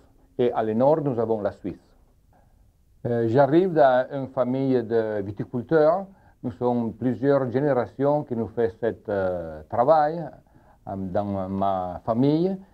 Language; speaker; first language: French; non-native, learner; Italian